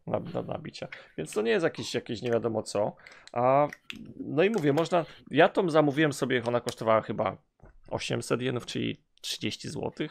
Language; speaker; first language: Polish; native; Polish